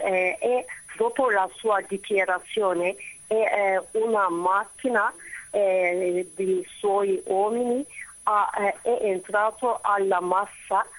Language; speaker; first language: Italian; non-native, fluent; Turkish